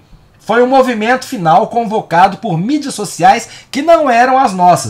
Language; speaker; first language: Portuguese; native; Portuguese